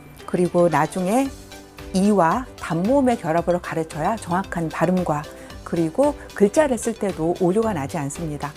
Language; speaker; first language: Korean; native; Korean